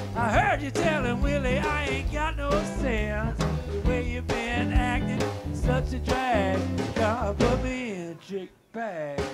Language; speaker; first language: English; native; English